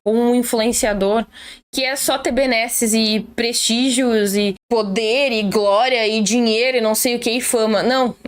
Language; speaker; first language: Portuguese; native; Portuguese